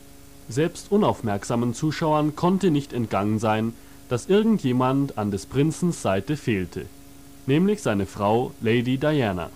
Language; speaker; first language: German; native; German